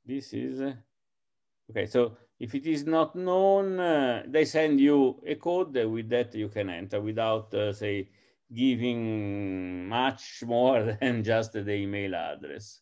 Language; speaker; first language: English; non-native, fluent; Italian